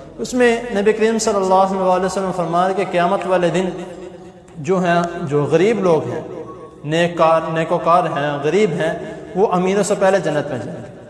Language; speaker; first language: Urdu; non-native, local second language; Punjabi